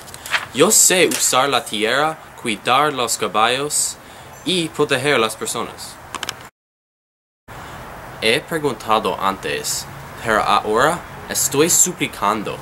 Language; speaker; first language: Spanish; non-native, learner; English